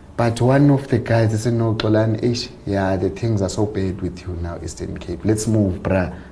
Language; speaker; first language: English; non-native, local second language; Xhosa